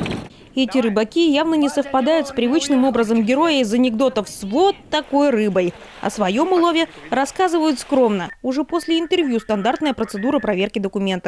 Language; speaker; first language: Russian; native; Russian